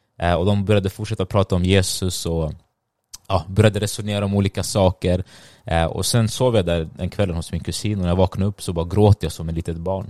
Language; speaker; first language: Swedish; early bilingual, other home language; Tigrinya